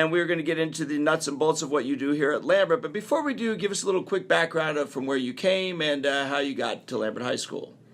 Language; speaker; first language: English; native; English